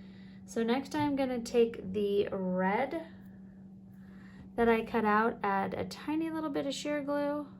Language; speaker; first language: English; native; English